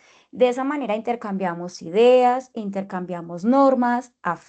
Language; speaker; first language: Spanish; native; Spanish